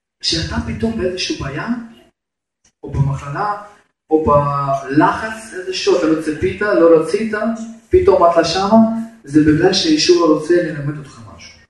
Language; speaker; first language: Hebrew; non-native, fluent; Russian